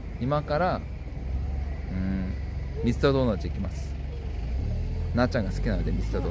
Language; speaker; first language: Japanese; non-native, fluent; Korean